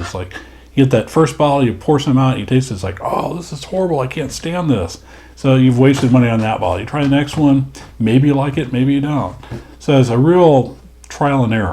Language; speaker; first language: English; native; English